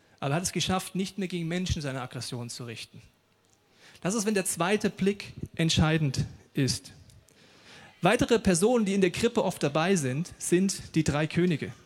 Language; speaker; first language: German; native; German